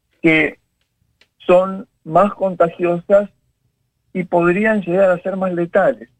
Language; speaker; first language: Spanish; native; Spanish